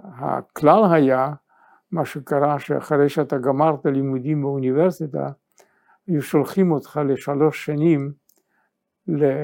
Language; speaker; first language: Hebrew; non-native, fluent; Yiddish